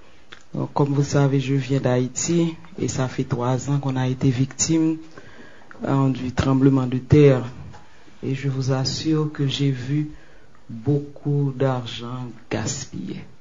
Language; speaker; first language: French; non-native, local second language; Haitian Creole